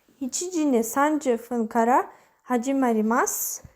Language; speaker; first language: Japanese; non-native, learner; Turkish